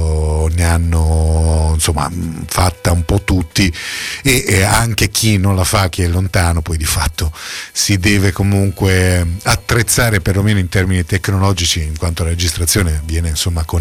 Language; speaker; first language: Italian; native; Italian